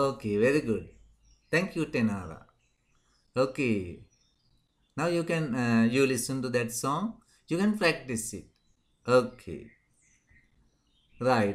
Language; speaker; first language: English; non-native, local second language; Sinhala